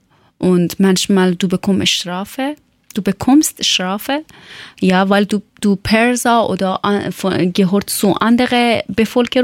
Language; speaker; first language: German; non-native, learner; Persian